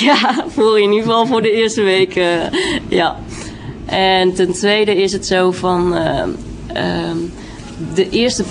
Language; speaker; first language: Dutch; early bilingual, other home language; Vietnamese